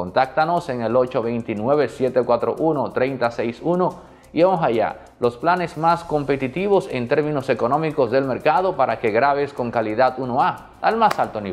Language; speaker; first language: Spanish; native; Spanish